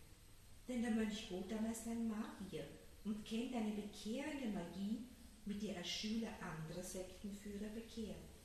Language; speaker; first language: German; native; German